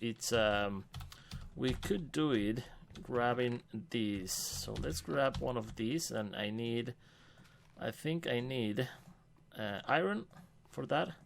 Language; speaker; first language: English; non-native, fluent; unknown